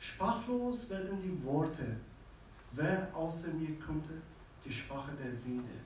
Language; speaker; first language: German; non-native, fluent; Persian